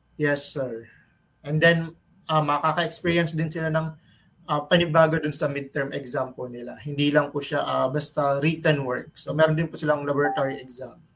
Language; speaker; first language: Filipino; native; Filipino